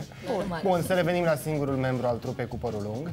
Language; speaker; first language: Romanian; native; Romanian